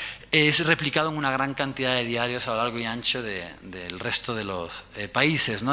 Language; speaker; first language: Spanish; native; Spanish